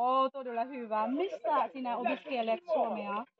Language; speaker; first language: Finnish; non-native, fluent; Vietnamese